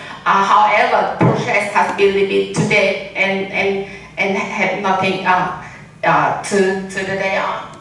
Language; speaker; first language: English; non-native, learner; Vietnamese